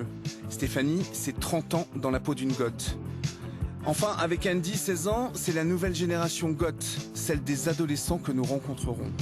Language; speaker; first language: French; native; French